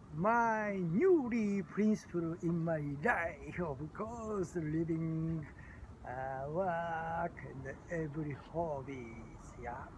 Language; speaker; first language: English; non-native, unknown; Japanese